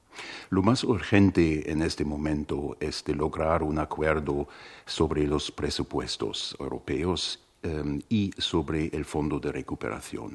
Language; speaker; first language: Spanish; non-native, fluent; German